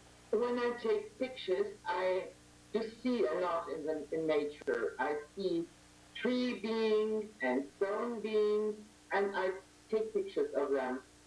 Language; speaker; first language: English; non-native, learner; German